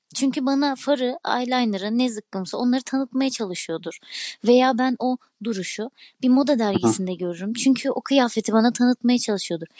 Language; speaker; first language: Turkish; native; Turkish